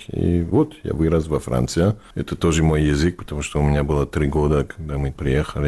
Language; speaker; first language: Russian; non-native, fluent; English